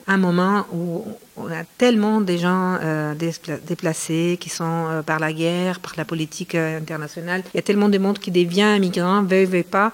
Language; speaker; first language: French; non-native, fluent; Spanish